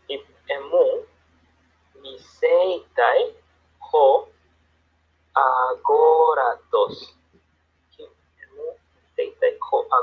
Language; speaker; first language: Greek; non-native, learner; Spanish